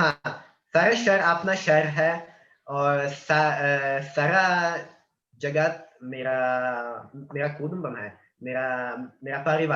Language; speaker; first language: Hindi; non-native, learner; Italian